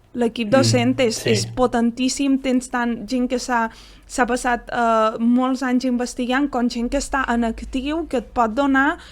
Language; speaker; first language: Catalan; native; Catalan